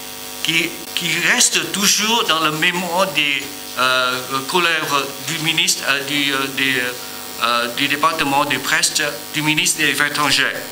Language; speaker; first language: French; non-native, learner; Vietnamese